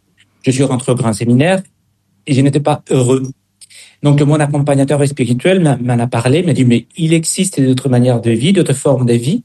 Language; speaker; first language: French; non-native, fluent; Spanish